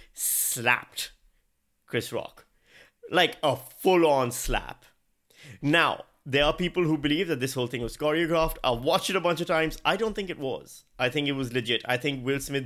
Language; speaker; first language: English; non-native, local second language; Urdu